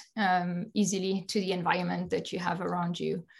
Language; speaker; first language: English; non-native, fluent; French